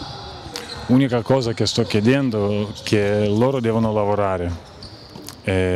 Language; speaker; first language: Italian; non-native, fluent; Lithuanian